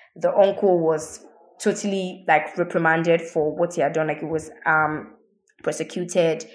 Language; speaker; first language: English; non-native, local second language; Yoruba